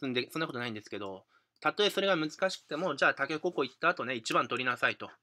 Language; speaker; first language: Japanese; native; Japanese